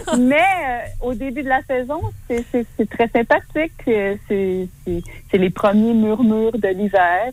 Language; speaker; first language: French; native; French